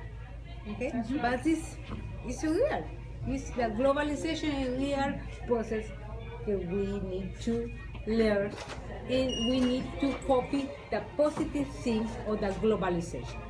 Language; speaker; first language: English; non-native, learner; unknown